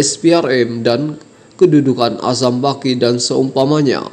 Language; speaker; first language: Malay; native; Malay